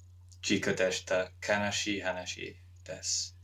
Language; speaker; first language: Japanese; non-native, learner; English